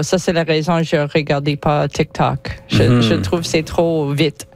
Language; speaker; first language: French; non-native, learner; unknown